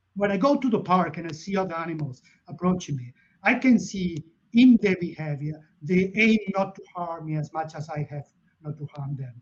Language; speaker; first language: English; non-native, fluent; Catalan